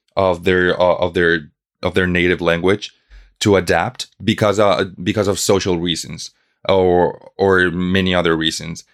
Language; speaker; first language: English; non-native, fluent; Spanish